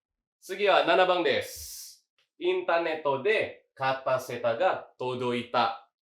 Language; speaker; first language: Japanese; non-native, fluent; Indonesian